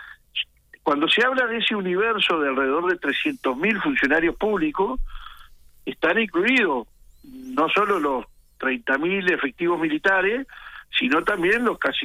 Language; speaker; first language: Spanish; native; Spanish